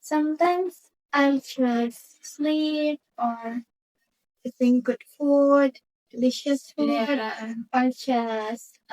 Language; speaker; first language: English; non-native, learner; Indonesian